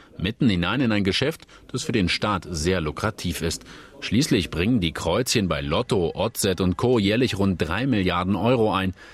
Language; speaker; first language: German; native; German